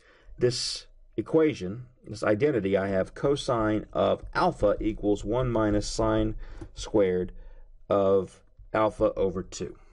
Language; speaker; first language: English; native; English